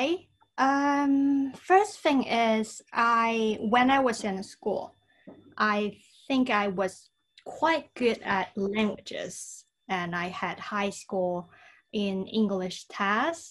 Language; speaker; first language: English; non-native, fluent; Cantonese